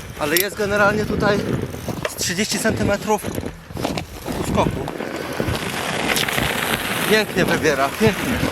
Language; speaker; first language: Polish; native; Polish